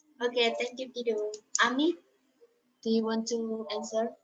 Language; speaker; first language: English; non-native, learner; Indonesian